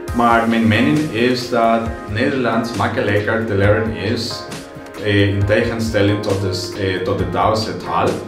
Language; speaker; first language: Dutch; non-native, learner; Spanish